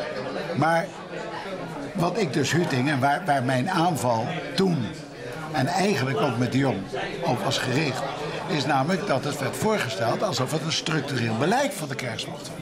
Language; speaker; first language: Dutch; native; Dutch